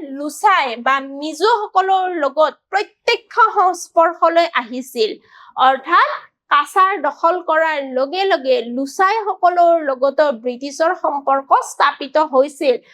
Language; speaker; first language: Assamese; native; Assamese